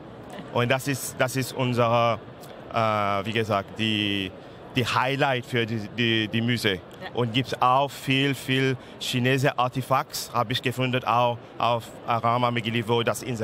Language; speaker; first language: German; non-native, learner; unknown